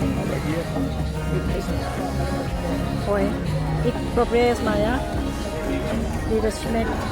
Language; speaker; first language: German; non-native, learner; Thai